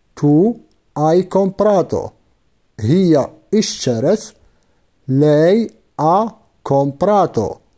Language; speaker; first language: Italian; non-native, fluent; Arabic